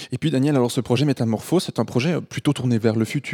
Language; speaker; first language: French; native; French